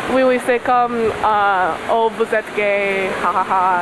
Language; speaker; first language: French; non-native, learner; English